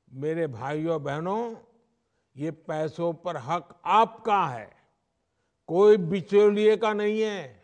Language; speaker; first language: Hindi; non-native, local second language; Gujarati